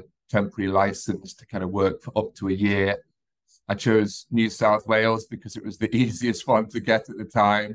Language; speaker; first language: English; native; English